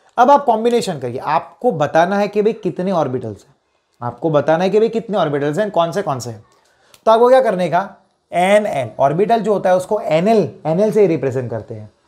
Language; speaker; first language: Hindi; non-native, local second language; Gujarati